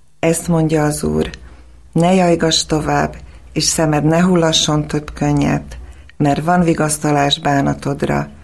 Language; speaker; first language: Hungarian; non-native, fluent; Slovak